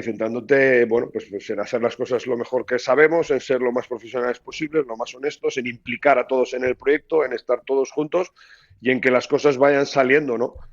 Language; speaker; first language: Spanish; native; Spanish